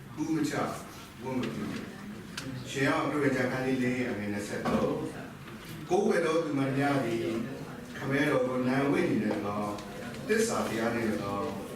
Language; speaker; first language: Burmese; non-native, local second language; Kachin